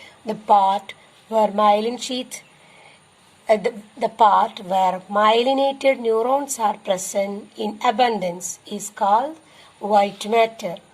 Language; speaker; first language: English; non-native, local second language; Malayalam